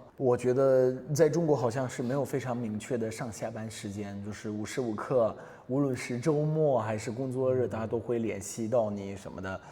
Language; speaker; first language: Chinese; non-native, fluent; Italian